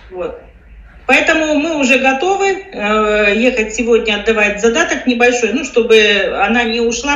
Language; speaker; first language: Russian; native; Russian